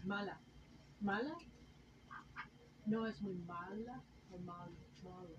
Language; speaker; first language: Spanish; non-native, learner; English